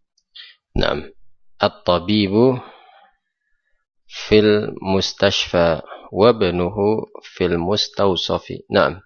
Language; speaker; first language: Arabic; non-native, fluent; Indonesian